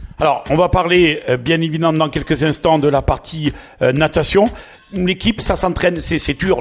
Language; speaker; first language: French; native; French